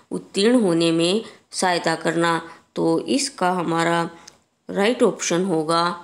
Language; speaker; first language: Hindi; native; Hindi